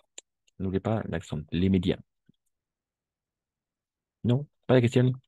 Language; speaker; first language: French; non-native, fluent; Spanish